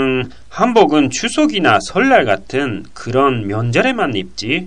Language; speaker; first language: Korean; non-native, learner; Japanese